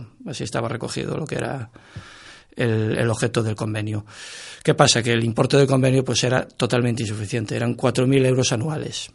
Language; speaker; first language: Spanish; native; Spanish